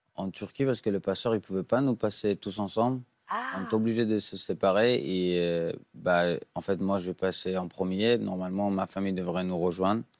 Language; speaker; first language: French; non-native, fluent; Persian